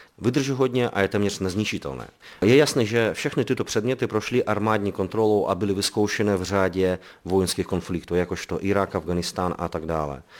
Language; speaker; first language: Czech; non-native, fluent; Belarusian